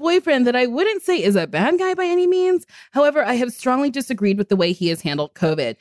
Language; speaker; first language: English; native; English